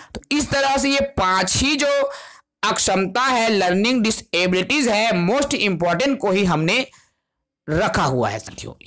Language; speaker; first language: Hindi; non-native, local second language; Chhattisgarhi